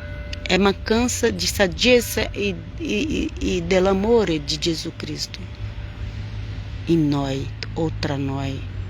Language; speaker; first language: Italian; non-native, fluent; Portuguese